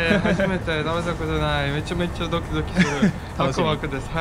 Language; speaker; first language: Japanese; non-native, fluent; Latvian